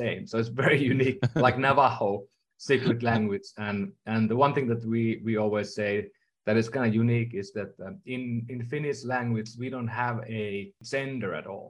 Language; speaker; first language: English; non-native, fluent; Finnish